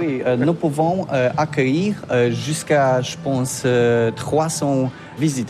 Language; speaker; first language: French; non-native, learner; Polish